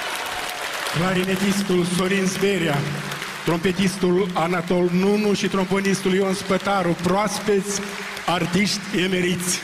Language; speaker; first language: Romanian; native; Romanian